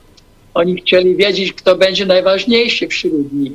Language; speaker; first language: Polish; non-native, fluent; English